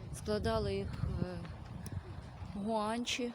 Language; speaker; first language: Ukrainian; native; Ukrainian